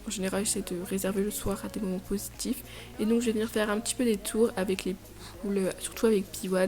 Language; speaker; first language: French; native; French